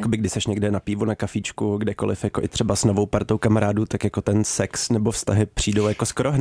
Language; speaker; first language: Czech; native; Czech